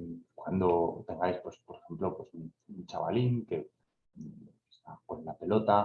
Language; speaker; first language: Spanish; native; Spanish